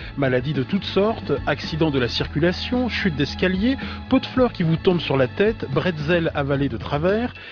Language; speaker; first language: French; native; French